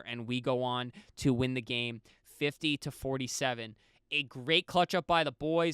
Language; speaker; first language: English; native; English